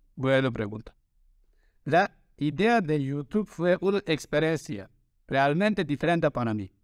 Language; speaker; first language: Spanish; non-native, learner; Turkish